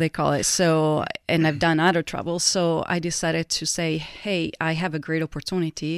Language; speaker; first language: English; non-native, fluent; Italian